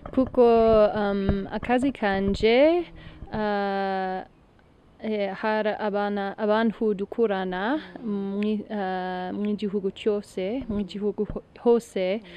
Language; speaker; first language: Kinyarwanda; non-native, learner; English